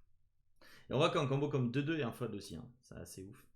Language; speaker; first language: French; native; French